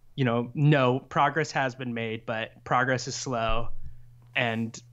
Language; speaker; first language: English; native; English